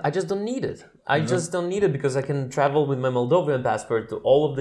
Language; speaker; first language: English; non-native, fluent; Russian